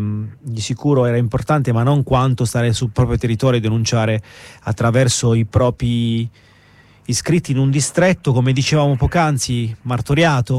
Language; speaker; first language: Italian; native; Italian